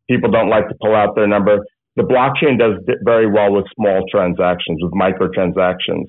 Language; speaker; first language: English; native; English